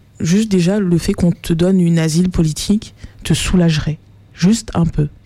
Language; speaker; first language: French; native; French